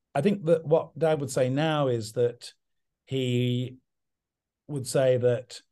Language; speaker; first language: English; native; English